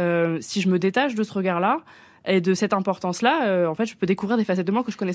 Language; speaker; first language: French; native; French